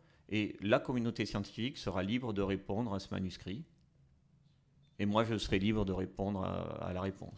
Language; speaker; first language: French; native; French